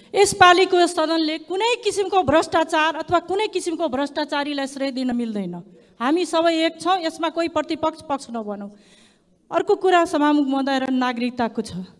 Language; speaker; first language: Nepali; non-native, local second language; Maithili